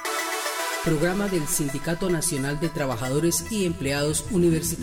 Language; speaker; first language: Spanish; native; Spanish